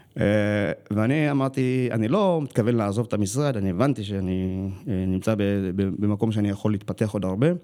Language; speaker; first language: Hebrew; early bilingual, other home language; Amharic